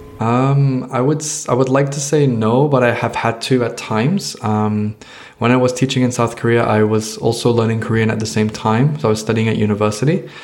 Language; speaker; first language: English; native; English